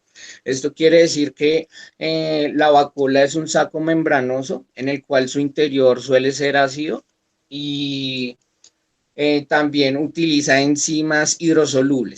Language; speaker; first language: Spanish; native; Spanish